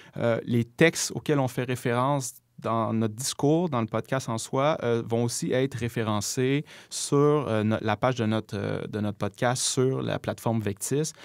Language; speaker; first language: French; native; French